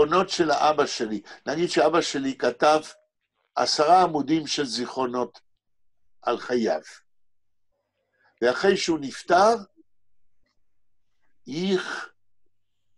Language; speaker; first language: Hebrew; native; Hebrew